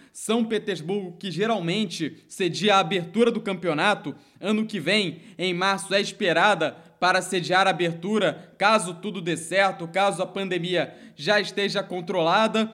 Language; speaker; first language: Portuguese; native; Portuguese